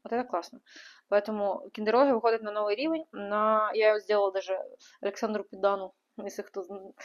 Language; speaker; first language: Russian; non-native, local second language; Ukrainian